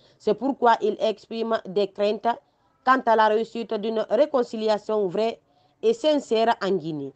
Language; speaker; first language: French; non-native, local second language; Fula